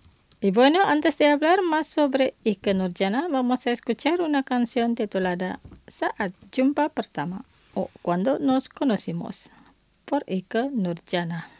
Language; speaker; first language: Spanish; non-native, fluent; Indonesian